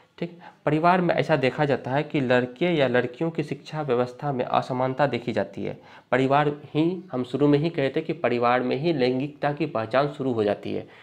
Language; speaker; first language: Hindi; native; Hindi